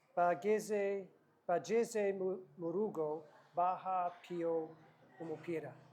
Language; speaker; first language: Kinyarwanda; non-native, learner; English